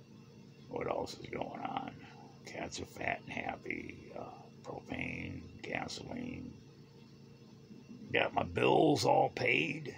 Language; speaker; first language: English; native; English